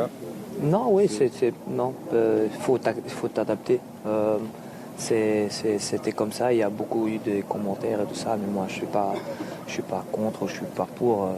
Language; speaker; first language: French; non-native, local second language; Dutch